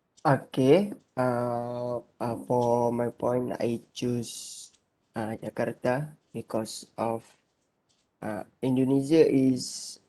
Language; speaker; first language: English; non-native, learner; Malay